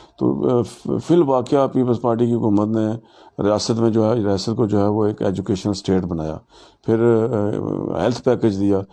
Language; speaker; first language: Urdu; non-native, local second language; Pahari-Potwari